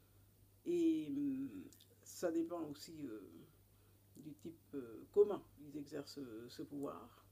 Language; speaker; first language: French; non-native, local second language; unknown